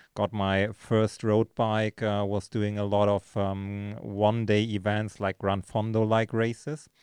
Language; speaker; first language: English; non-native, fluent; German